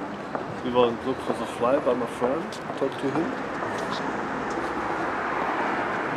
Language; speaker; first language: English; non-native, learner; German